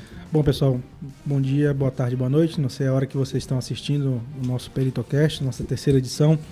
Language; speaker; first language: Portuguese; native; Portuguese